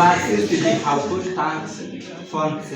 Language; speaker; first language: German; non-native, learner; Kinyarwanda